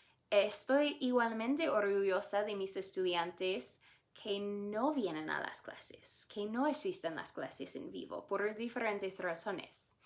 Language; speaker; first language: Spanish; non-native, fluent; English